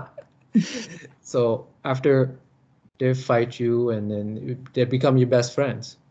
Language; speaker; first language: English; early bilingual, other home language; Lao